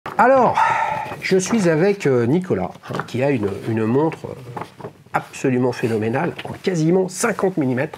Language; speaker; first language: French; native; French